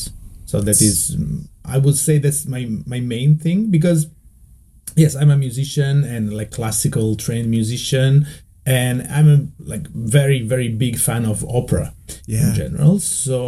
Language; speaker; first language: English; non-native, fluent; Italian